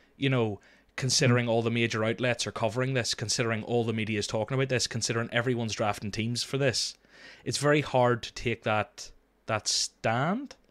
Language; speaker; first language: English; native; English